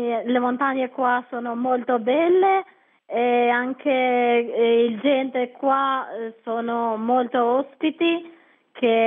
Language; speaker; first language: Italian; non-native, learner; Albanian